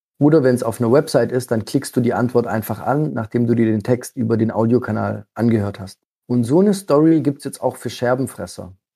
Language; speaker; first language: German; early bilingual, other home language; Italian